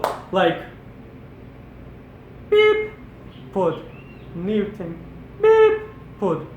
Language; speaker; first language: English; non-native, fluent; Turkish